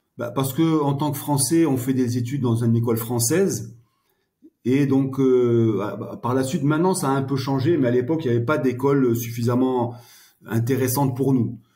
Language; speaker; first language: French; early bilingual, heritage; French